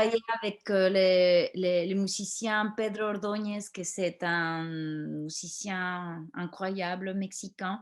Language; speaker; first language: French; non-native, fluent; Spanish